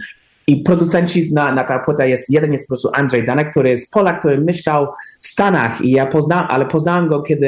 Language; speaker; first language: Polish; early bilingual, heritage; English